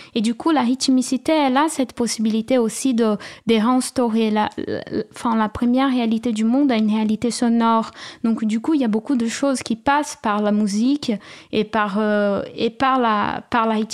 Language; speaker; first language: French; non-native, fluent; Portuguese